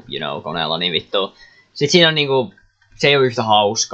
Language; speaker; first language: Finnish; native; Finnish